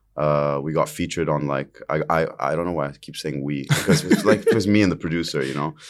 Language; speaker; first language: English; early bilingual, other home language; Arabic